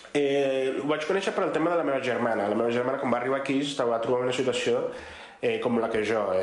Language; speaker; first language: Catalan; non-native, fluent; Spanish